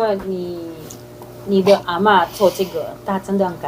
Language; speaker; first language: Chinese; non-native, fluent; Filipino